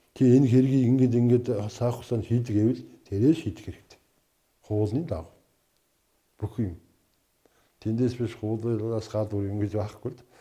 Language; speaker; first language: Mongolian; non-native, local second language; Kazakh